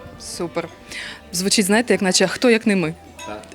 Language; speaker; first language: Ukrainian; native; Ukrainian